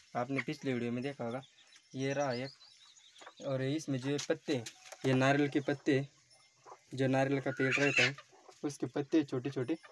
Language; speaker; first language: Hindi; non-native, local second language; Marathi